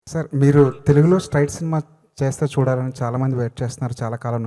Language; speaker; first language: Telugu; native; Telugu